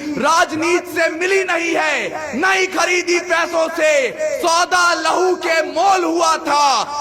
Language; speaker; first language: Hindi; native; Hindi